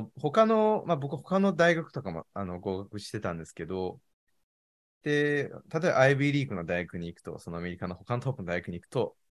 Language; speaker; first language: Japanese; non-native, fluent; Chinese